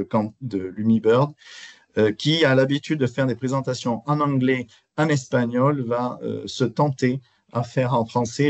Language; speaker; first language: French; native; French